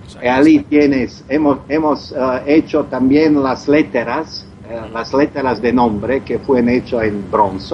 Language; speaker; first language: Spanish; non-native, learner; Croatian